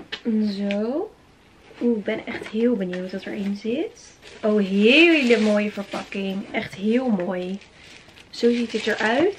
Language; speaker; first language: Dutch; native; Dutch